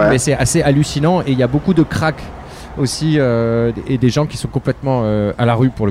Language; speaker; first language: French; native; French